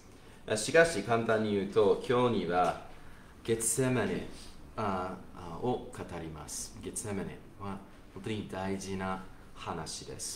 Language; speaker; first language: Japanese; non-native, fluent; English